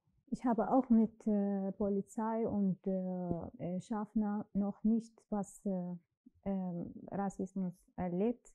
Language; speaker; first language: German; non-native, learner; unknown